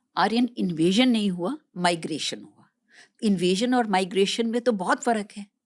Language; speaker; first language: Hindi; native; Hindi